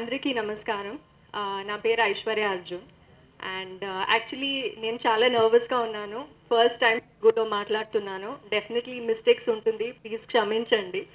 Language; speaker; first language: Telugu; non-native, learner; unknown